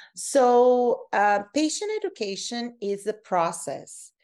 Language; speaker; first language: English; non-native, fluent; Portuguese